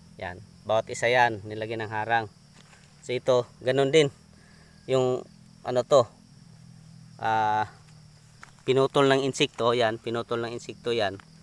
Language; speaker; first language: Filipino; non-native, local second language; Cebuano